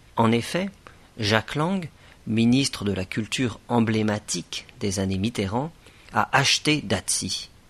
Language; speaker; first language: French; native; French